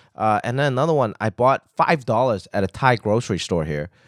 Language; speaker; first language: English; non-native, local second language; Cantonese